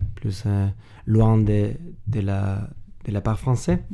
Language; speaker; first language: French; non-native, learner; Spanish